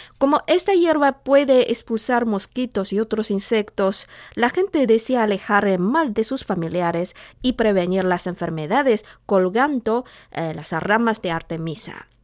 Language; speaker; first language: Spanish; non-native, fluent; Chinese